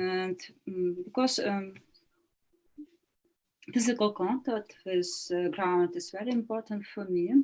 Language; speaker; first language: English; non-native, learner; Ukrainian